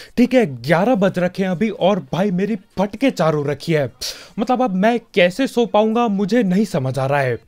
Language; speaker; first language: Hindi; native; Hindi